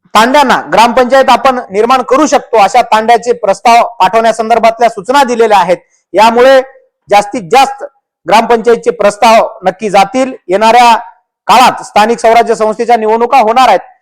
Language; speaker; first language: Marathi; non-native, local second language; Lambadi